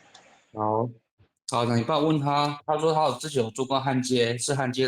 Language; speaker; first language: Chinese; native; Chinese